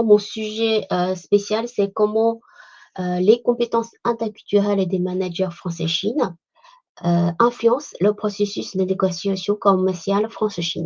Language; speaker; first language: French; non-native, fluent; Chinese